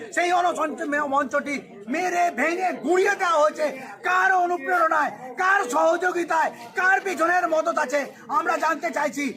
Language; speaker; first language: Bangla; non-native, local second language; Santali